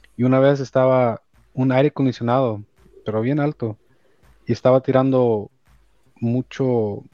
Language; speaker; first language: Spanish; early bilingual, heritage; Spanish